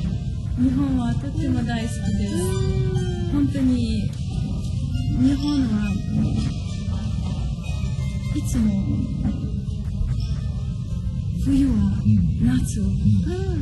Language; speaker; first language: Japanese; non-native, learner; Ukrainian